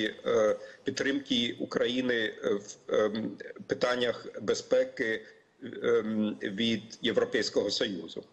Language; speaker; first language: Ukrainian; non-native, fluent; German